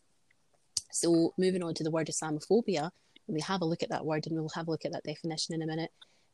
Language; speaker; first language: English; native; English